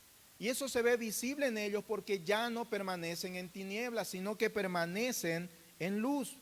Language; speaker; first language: Spanish; native; Spanish